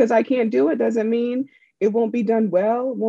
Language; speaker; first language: English; native; English